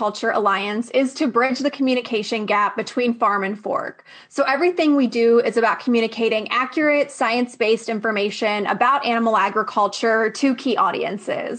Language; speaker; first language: English; native; English